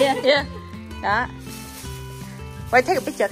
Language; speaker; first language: English; non-native, learner; Vietnamese